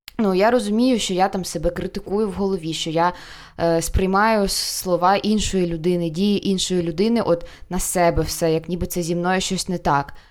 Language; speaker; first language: Ukrainian; non-native, local second language; Russian